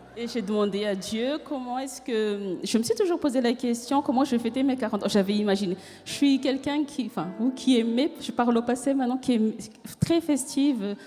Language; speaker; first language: French; non-native, local second language; Malagasy